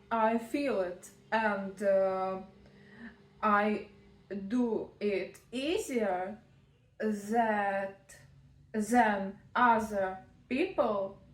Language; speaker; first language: English; non-native, learner; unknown